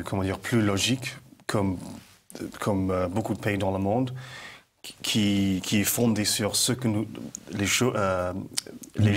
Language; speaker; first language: French; non-native, fluent; English